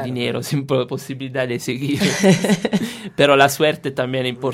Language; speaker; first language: Spanish; non-native, fluent; Italian